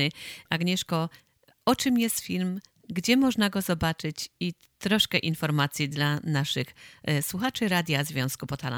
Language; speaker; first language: Polish; native; Polish